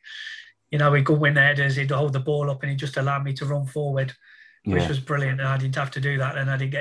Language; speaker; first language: English; native; English